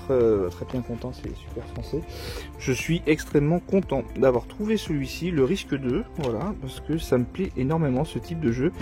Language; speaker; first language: French; native; French